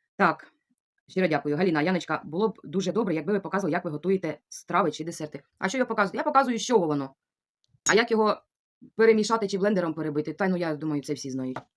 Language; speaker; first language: Ukrainian; non-native, local second language; Russian